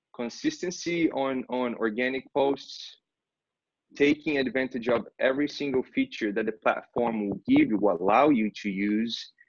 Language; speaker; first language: English; non-native, fluent; Portuguese